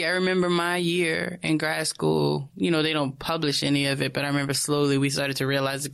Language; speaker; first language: English; native; English